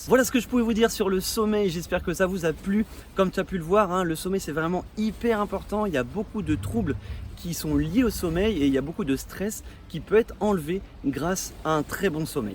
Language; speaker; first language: French; native; French